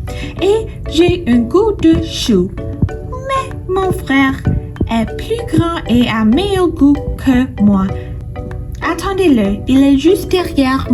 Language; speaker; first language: French; non-native, fluent; English